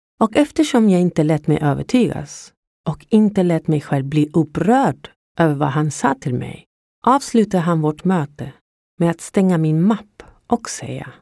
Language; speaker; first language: Swedish; non-native, fluent; Spanish